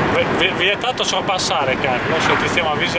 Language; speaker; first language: Italian; native; Italian